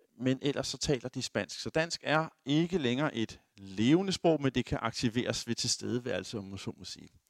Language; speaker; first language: Danish; native; Danish